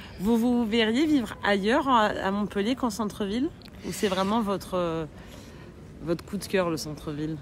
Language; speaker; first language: French; native; French